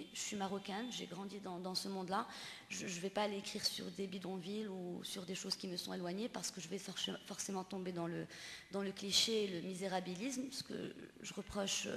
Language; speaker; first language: French; non-native, local second language; Arabic